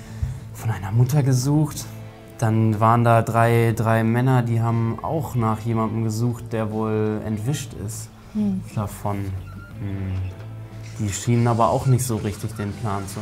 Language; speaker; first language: German; native; German